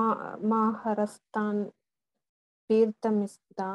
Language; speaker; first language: Finnish; non-native, learner; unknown